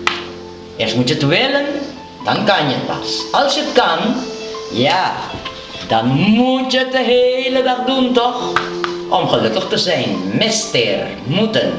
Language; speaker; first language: Dutch; non-native, local second language; Papiamento